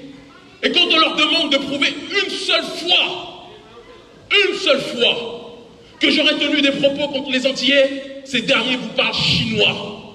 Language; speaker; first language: French; native; French